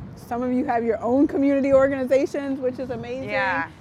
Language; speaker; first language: English; native; English